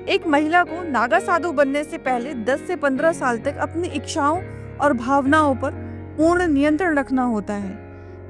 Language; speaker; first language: Hindi; native; Hindi